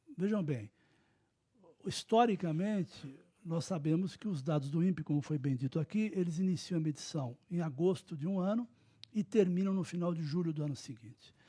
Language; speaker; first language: Portuguese; native; Portuguese